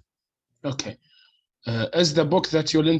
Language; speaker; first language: English; non-native, learner; Arabic